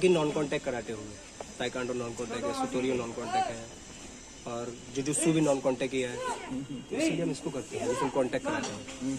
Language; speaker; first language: Hindi; native; Hindi